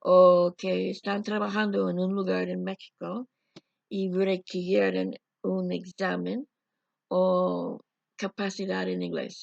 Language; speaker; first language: Spanish; non-native, fluent; English